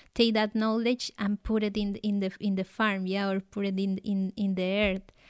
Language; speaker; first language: English; non-native, fluent; Spanish